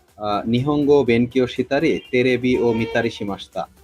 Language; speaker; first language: Japanese; non-native, learner; Bangla